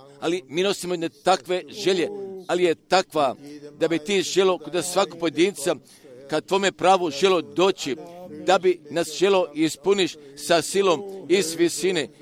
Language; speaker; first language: Croatian; non-native, fluent; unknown